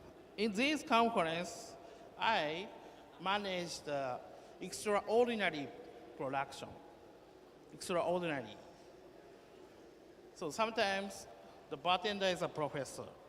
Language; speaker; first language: English; non-native, learner; Japanese